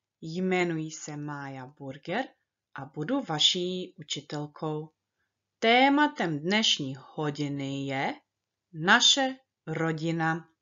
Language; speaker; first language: Czech; early bilingual, heritage; Czech